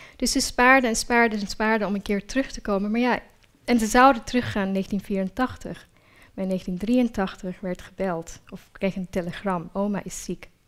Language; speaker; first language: Dutch; early bilingual, other home language; Urdu